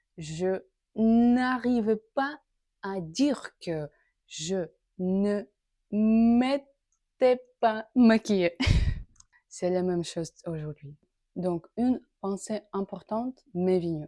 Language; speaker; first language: French; non-native, learner; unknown